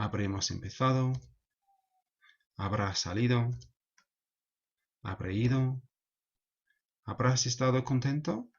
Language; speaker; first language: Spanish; non-native, fluent; English